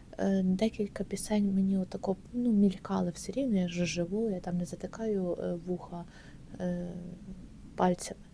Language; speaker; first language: Ukrainian; native; Ukrainian